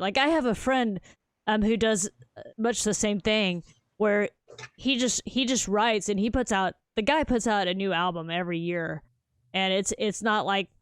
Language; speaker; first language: English; native; English